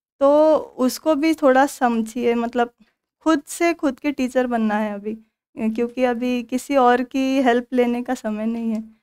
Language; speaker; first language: Hindi; non-native, local second language; Marathi